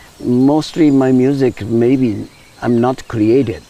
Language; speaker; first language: English; non-native, learner; Japanese